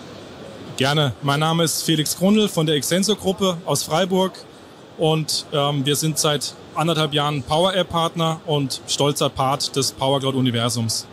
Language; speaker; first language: German; native; German